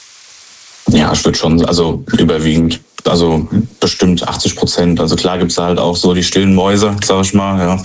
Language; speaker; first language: German; native; German